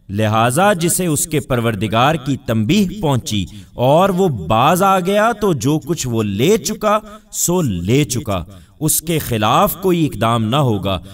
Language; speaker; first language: Urdu; non-native, local second language; Punjabi